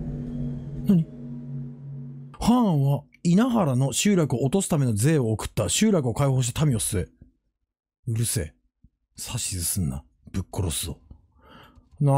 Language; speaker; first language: Japanese; native; Japanese